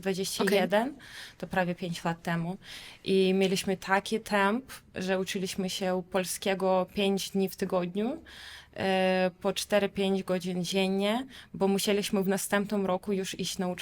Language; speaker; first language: Polish; non-native, fluent; Russian